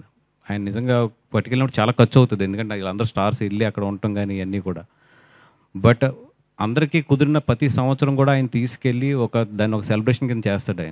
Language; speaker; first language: Telugu; native; Telugu